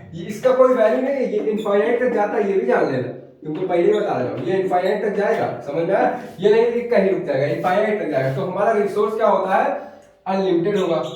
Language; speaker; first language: Hindi; native; Hindi